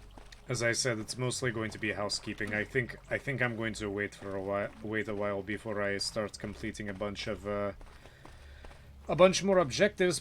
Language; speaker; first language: English; native; English